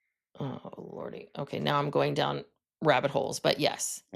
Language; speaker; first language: English; native; English